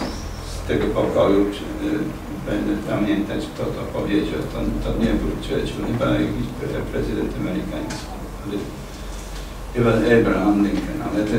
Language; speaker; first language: Polish; non-native, fluent; English